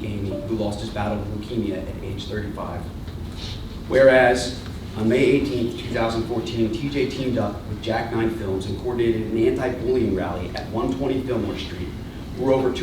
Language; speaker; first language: English; native; English